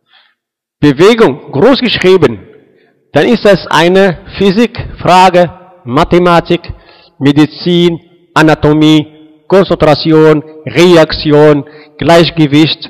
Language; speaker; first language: German; non-native, fluent; Arabic